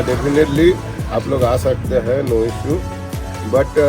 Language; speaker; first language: Hindi; non-native, local second language; Bangla